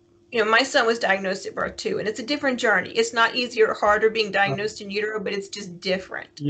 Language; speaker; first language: English; native; English